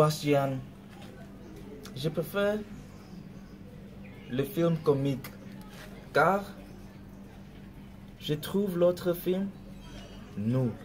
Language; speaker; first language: French; non-native, learner; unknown